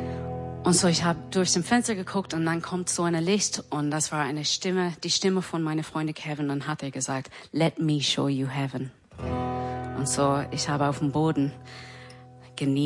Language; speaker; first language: German; non-native, learner; English